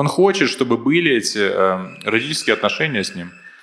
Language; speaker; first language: Russian; native; Russian